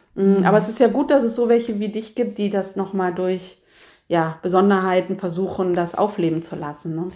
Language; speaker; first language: German; native; German